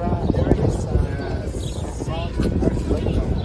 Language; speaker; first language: English; non-native, learner; Spanish